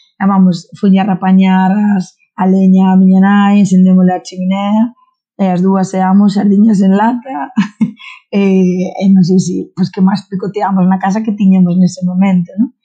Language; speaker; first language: Galician; non-native, local second language; Spanish